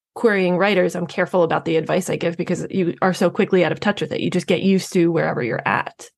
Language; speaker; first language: English; native; English